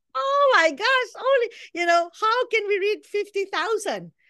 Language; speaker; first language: English; non-native, local second language; Filipino